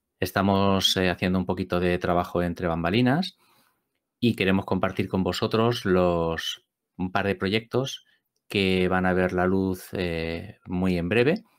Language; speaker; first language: Spanish; native; Spanish